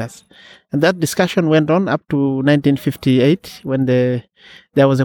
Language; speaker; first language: English; non-native, local second language; Masai